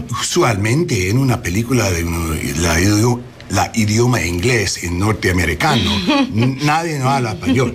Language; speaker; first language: Spanish; early bilingual, heritage; English